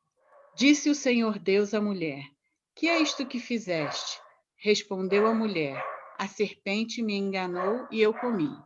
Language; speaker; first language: Portuguese; native; Portuguese